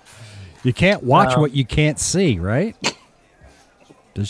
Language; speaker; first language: English; native; English